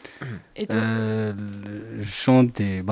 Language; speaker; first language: French; non-native, learner; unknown